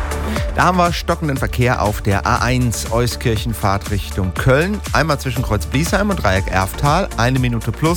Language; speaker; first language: German; native; German